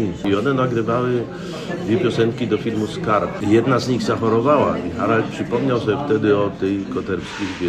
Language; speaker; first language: Polish; native; Polish